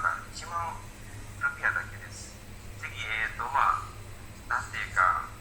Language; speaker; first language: Japanese; non-native, learner; Indonesian